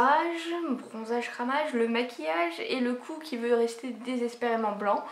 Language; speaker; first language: French; native; French